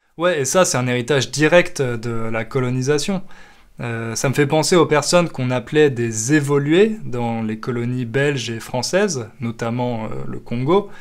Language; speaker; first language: French; native; French